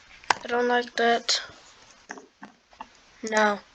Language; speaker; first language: English; native; English